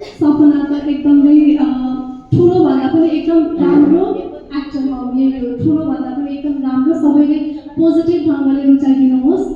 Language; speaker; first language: Nepali; native; Nepali